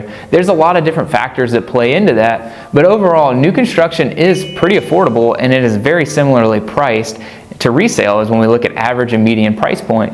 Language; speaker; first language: English; native; English